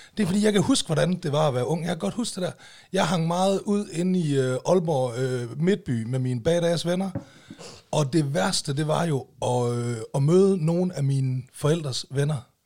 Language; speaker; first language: Danish; native; Danish